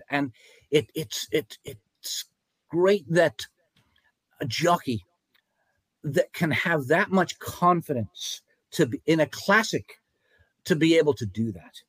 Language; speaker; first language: English; native; English